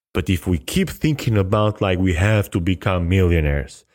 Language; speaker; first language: English; non-native, fluent; Albanian